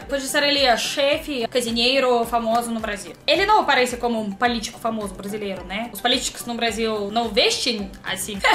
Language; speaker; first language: Portuguese; non-native, learner; Russian